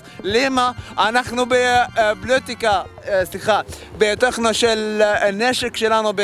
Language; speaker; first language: Hebrew; non-native, learner; Arabic